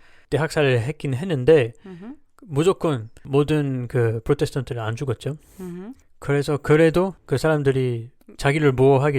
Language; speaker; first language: Korean; non-native, learner; French